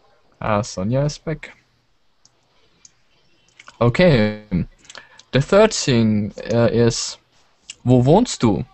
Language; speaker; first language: English; non-native, learner; German